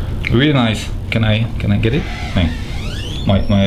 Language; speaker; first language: English; non-native, fluent; French